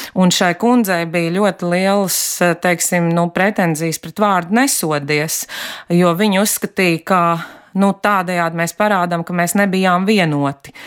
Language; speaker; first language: Latvian; native; Latvian